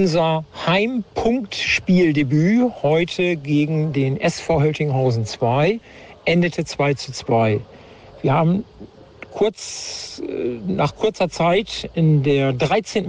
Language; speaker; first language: German; native; German